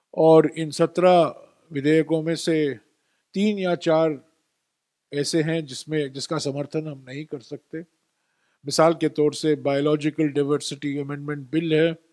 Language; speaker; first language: Hindi; non-native, local second language; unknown